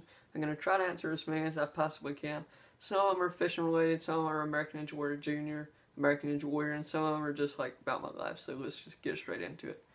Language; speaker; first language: English; native; English